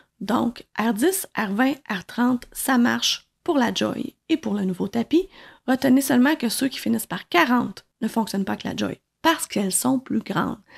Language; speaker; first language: French; native; French